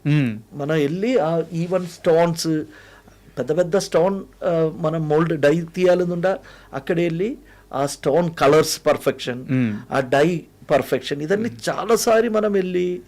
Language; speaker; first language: Telugu; non-native, fluent; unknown